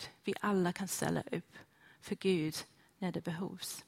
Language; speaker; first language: Swedish; non-native, fluent; English